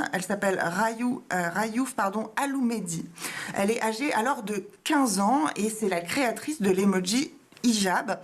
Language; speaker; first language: French; native; French